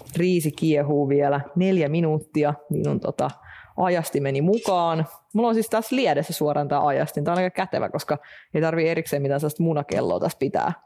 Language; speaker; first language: Finnish; non-native, fluent; Russian